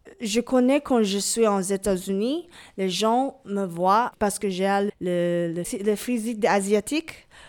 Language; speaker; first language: French; non-native, learner; English